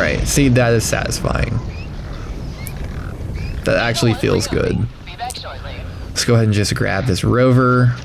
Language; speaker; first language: English; native; English